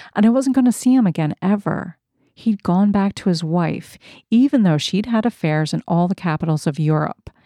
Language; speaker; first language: English; native; English